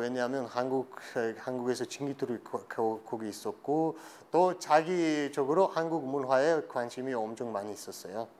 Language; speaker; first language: Korean; non-native, fluent; Uzbek